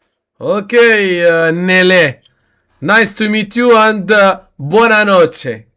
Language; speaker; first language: English; non-native, learner; Arabic